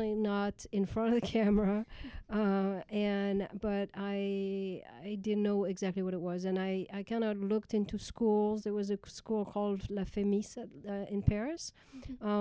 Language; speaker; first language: English; non-native, fluent; French